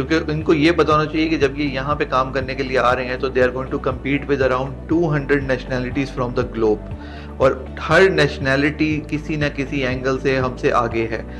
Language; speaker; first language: Urdu; native; Urdu